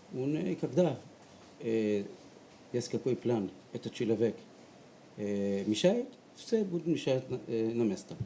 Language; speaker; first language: Russian; non-native, learner; Hebrew